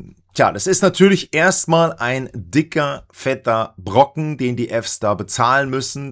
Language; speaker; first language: German; native; German